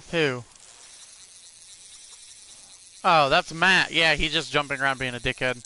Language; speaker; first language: English; native; English